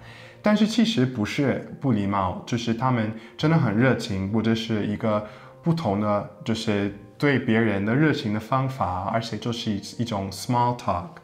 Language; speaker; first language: Chinese; non-native, fluent; English